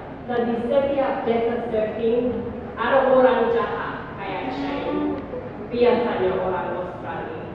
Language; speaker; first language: Indonesian; non-native, fluent; English